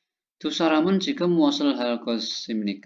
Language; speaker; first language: Korean; non-native, fluent; Indonesian